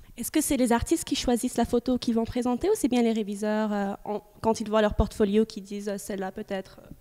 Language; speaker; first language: French; native; French